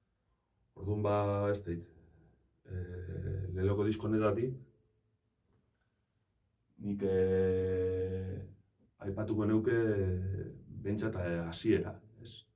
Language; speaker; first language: Basque; native; Basque